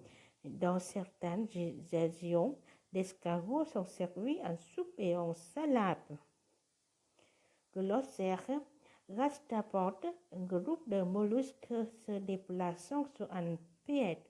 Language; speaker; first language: French; non-native, learner; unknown